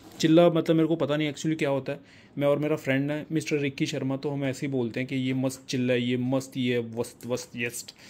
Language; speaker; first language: Hindi; non-native, local second language; Punjabi